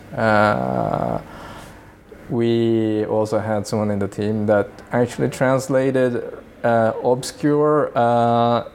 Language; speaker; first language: English; early bilingual, other home language; Swedish